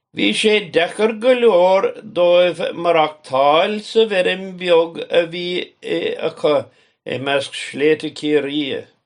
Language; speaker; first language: Irish; native; Irish